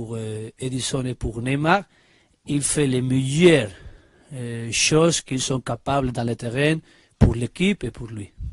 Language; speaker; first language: French; non-native, learner; Spanish